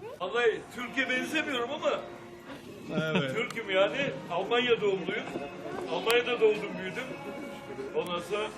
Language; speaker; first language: Turkish; early bilingual, heritage; Turkish